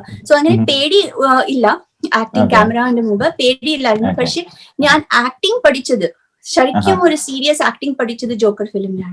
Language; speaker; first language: Malayalam; non-native, learner; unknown